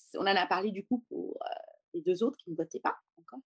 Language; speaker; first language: French; native; French